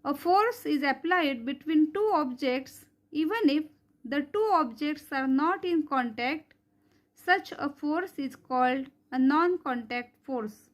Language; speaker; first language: English; non-native, local second language; Marathi